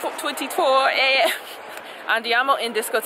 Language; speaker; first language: Italian; non-native, learner; English